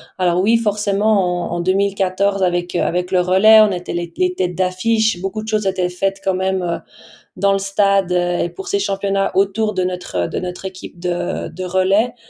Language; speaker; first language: French; native; French